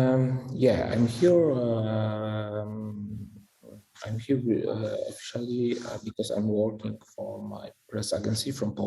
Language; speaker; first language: English; non-native, fluent; Polish